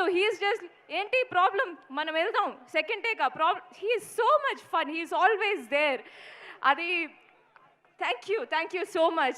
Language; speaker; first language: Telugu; non-native, fluent; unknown